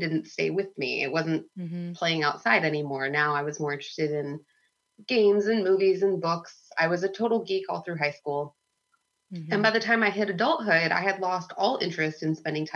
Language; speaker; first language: English; native; English